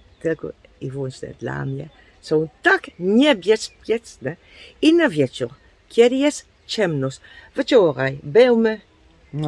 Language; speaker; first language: Polish; non-native, learner; Dutch